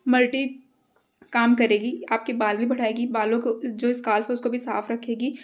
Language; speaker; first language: Hindi; native; Hindi